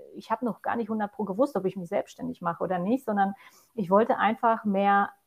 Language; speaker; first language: German; non-native, fluent; Polish